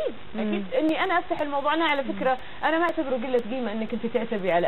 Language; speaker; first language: Arabic; native; Arabic